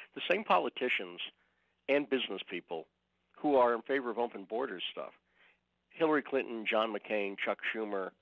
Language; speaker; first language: English; native; English